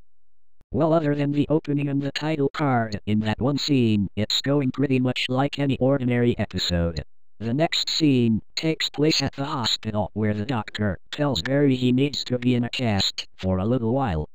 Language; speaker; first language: English; native; English